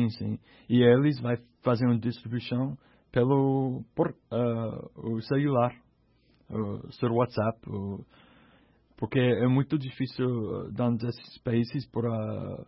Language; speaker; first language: Portuguese; non-native, learner; English